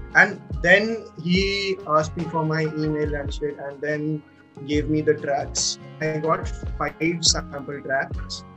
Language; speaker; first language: English; non-native, local second language; Hindi